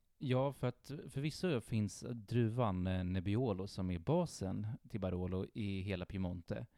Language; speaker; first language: Swedish; early bilingual, other home language; Italian